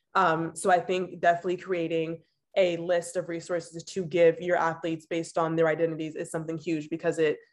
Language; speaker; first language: English; native; English